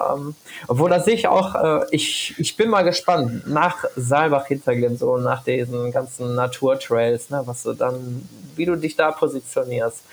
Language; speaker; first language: German; native; German